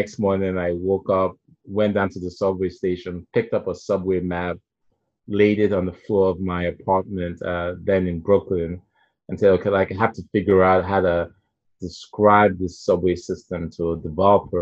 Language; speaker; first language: English; non-native, local second language; Igbo